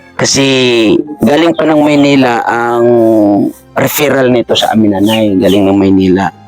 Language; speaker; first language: Filipino; native; Filipino